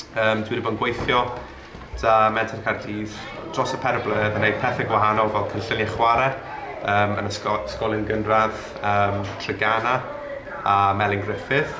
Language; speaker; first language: Welsh; native; Welsh